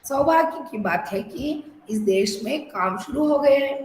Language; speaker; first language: Hindi; non-native, local second language; Telugu